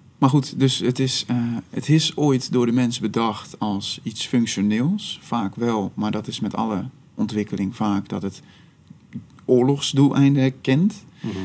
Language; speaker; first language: Dutch; native; Dutch